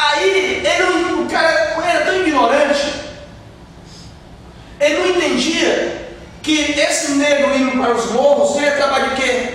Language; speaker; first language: Portuguese; native; Portuguese